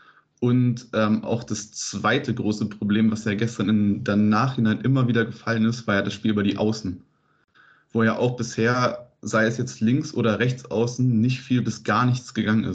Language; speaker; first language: German; native; German